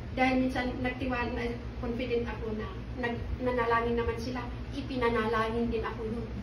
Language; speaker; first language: Filipino; non-native, local second language; Iloko